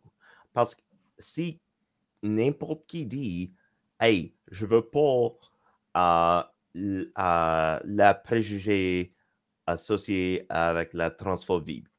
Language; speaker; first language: French; non-native, local second language; English